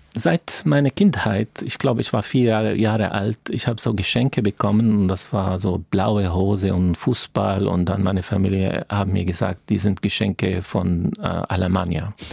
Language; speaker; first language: German; non-native, fluent; Arabic